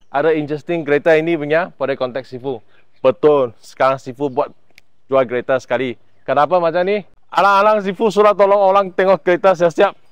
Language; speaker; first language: Malay; non-native, local second language; Chinese